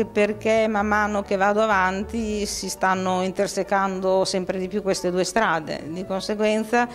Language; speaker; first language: Italian; native; Italian